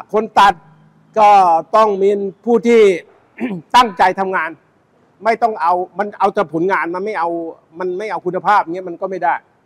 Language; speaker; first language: Thai; native; Thai